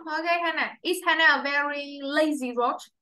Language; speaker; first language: English; non-native, fluent; Vietnamese